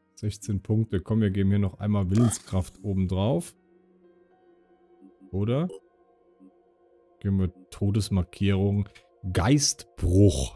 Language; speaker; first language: German; native; German